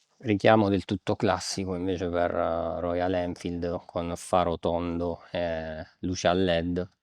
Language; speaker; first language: Italian; native; Italian